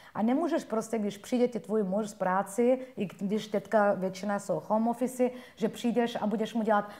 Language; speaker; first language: Czech; non-native, fluent; Bulgarian